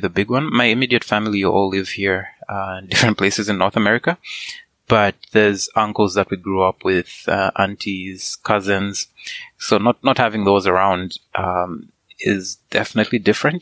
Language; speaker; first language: English; non-native, local second language; Nyanja